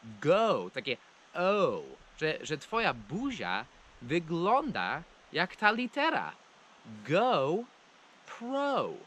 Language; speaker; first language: Polish; non-native, fluent; English